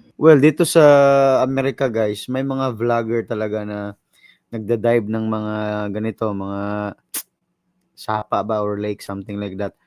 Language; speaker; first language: Filipino; non-native, local second language; Cebuano